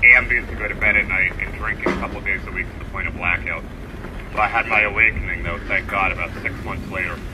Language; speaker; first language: English; native; English